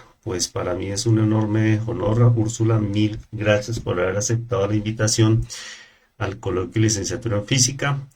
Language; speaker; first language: Spanish; native; Spanish